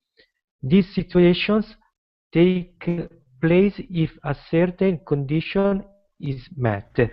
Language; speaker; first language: English; non-native, learner; Italian